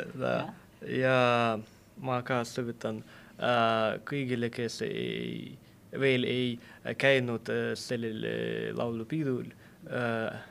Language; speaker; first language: Estonian; non-native, local second language; Russian